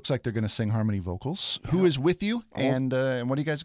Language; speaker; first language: English; native; English